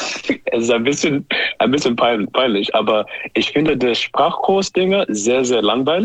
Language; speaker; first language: German; non-native, learner; English